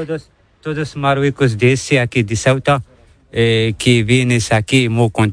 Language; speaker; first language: Spanish; non-native, learner; Arabic